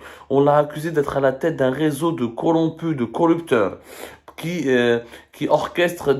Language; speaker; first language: French; non-native, local second language; Arabic